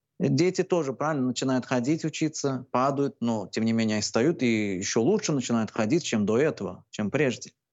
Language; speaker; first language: Russian; non-native, local second language; Turkmen